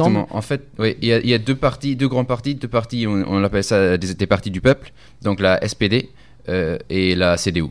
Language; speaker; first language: French; non-native, fluent; German